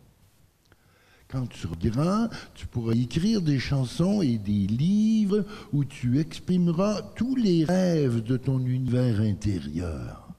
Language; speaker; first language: French; native; French